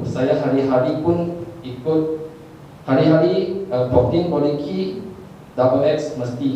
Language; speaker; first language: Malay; non-native, local second language; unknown